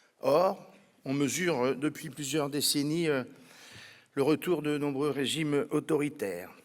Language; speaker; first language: French; native; French